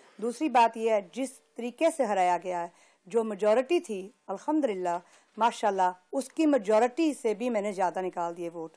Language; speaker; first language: Urdu; early bilingual, heritage; Urdu